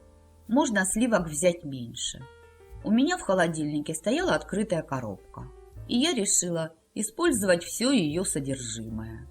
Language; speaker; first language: Russian; native; Russian